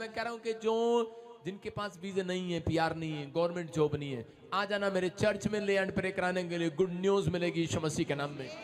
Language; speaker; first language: Hindi; non-native, local second language; Punjabi